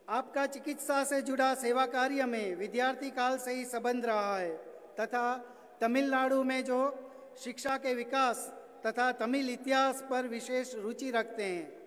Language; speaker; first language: Hindi; non-native, local second language; Gujarati